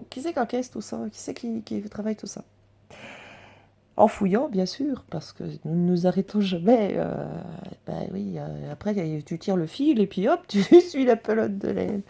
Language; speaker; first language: French; native; French